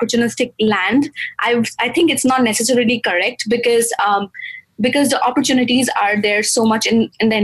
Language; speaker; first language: English; non-native, local second language; Gujarati